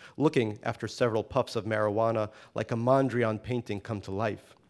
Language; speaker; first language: English; non-native, fluent; Russian